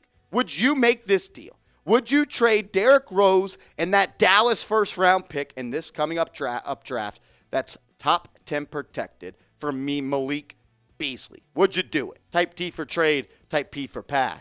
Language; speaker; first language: English; native; English